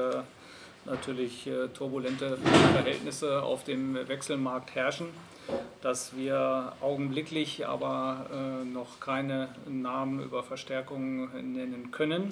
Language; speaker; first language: German; native; German